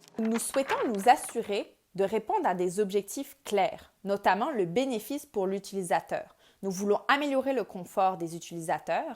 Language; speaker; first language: French; native; French